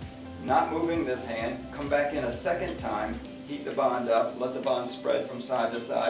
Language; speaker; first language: English; native; English